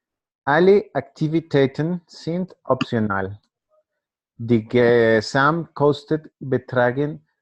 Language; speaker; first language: German; non-native, learner; Spanish